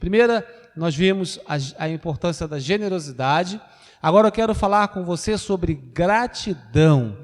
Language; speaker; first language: Portuguese; native; Portuguese